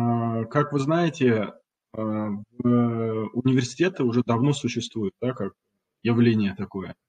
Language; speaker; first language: Russian; non-native, local second language; Kumyk